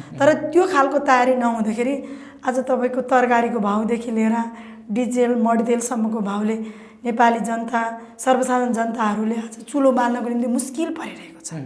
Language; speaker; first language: Nepali; non-native, local second language; Eastern Tamang